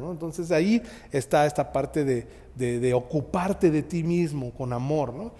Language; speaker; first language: Spanish; native; Spanish